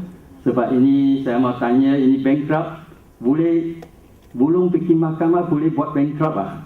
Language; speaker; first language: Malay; non-native, local second language; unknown